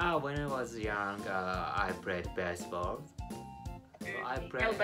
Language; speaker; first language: English; non-native, learner; Japanese